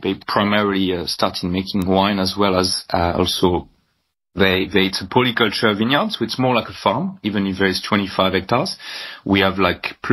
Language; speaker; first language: English; non-native, fluent; French